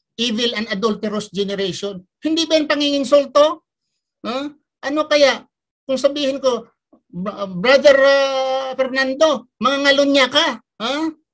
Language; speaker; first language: Filipino; native; Filipino